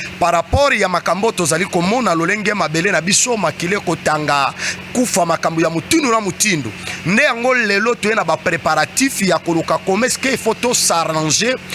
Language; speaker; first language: Lingala; non-native, local second language; Kongo